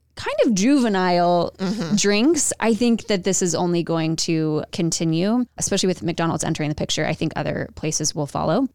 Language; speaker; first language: English; native; English